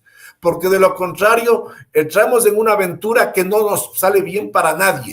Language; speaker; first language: Spanish; native; Spanish